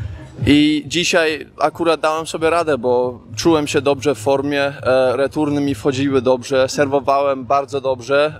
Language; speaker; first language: Polish; early bilingual, heritage; Polish